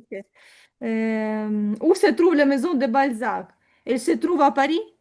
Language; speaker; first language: French; non-native, learner; Ukrainian